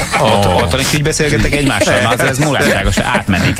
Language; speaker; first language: Hungarian; native; Hungarian